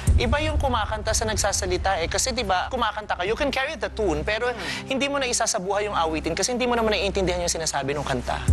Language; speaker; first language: Filipino; native; Filipino